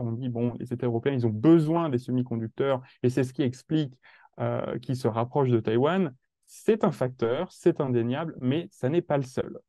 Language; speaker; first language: French; native; French